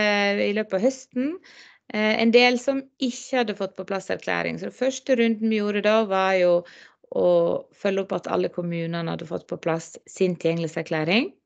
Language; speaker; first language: Norwegian; native; Norwegian